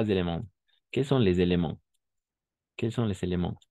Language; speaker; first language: French; non-native, fluent; Spanish